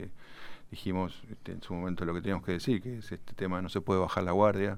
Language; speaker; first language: Spanish; native; Spanish